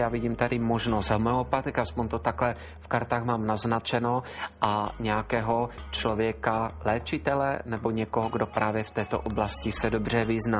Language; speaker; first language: Czech; native; Czech